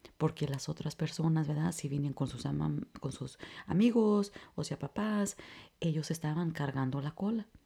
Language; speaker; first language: Spanish; early bilingual, heritage; Spanish